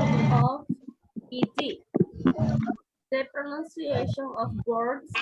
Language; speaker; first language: English; non-native, learner; Spanish